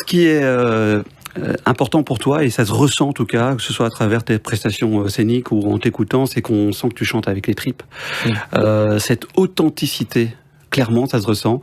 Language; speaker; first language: French; native; French